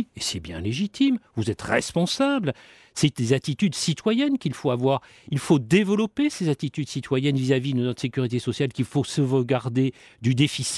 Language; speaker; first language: French; native; French